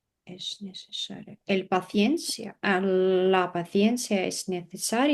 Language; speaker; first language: Spanish; non-native, learner; Russian